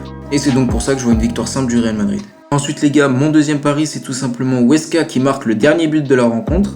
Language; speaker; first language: French; native; French